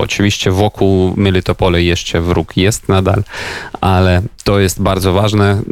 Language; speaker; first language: Polish; non-native, fluent; Ukrainian